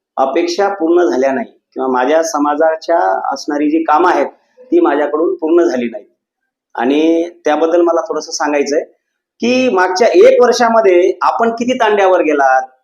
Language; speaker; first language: Marathi; non-native, local second language; Lambadi